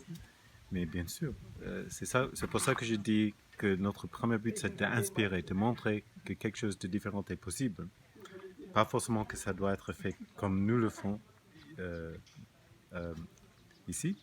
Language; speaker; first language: French; non-native, fluent; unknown